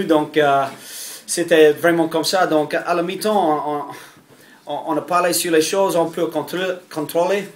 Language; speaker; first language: French; non-native, fluent; English